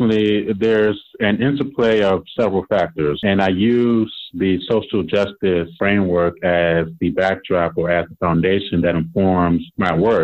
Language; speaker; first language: English; native; English